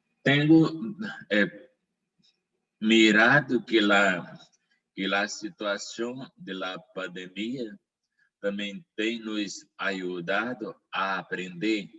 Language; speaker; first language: Portuguese; non-native, learner; Spanish